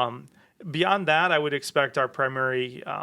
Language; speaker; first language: English; native; English